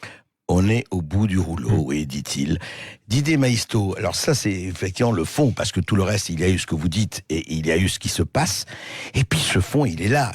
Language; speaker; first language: French; native; French